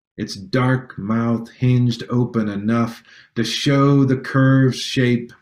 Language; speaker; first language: English; native; English